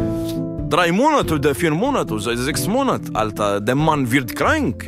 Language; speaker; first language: German; non-native, learner; French